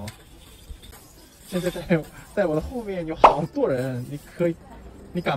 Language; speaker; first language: Chinese; non-native, fluent; Korean